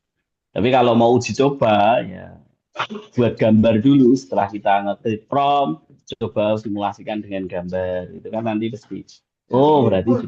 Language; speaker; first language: Indonesian; native; Indonesian